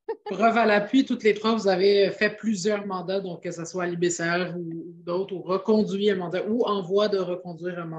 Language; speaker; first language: French; native; French